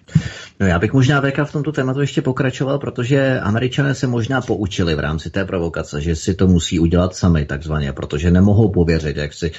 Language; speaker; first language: Czech; native; Czech